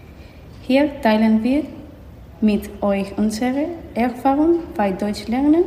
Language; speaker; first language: German; non-native, learner; Spanish